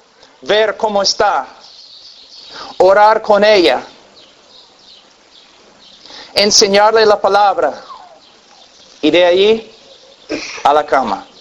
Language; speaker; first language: Spanish; non-native, fluent; English